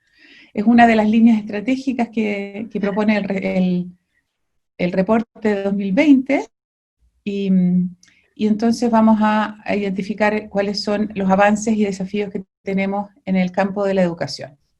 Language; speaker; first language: Spanish; native; Spanish